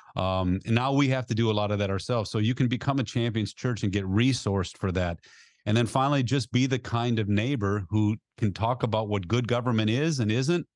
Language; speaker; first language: English; native; English